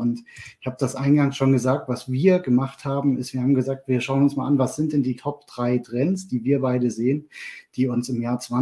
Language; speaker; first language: German; native; German